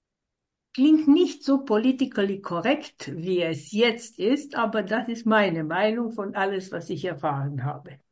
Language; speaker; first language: German; non-native, fluent; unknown